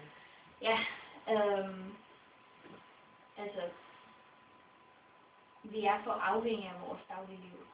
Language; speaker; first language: Danish; non-native, local second language; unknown